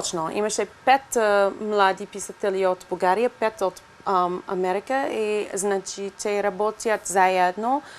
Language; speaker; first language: Bulgarian; non-native, learner; English